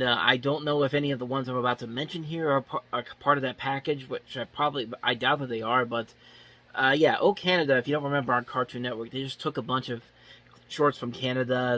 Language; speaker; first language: English; native; English